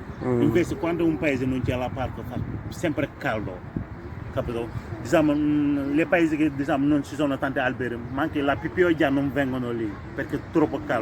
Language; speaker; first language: Italian; non-native, fluent; Wolof